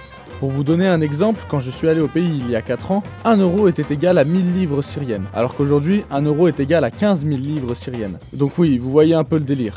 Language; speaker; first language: French; native; French